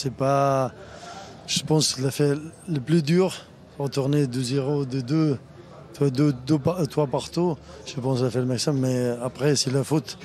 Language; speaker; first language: French; non-native, learner; Arabic